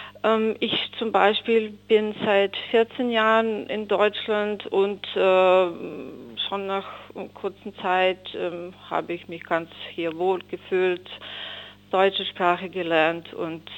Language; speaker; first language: German; non-native, fluent; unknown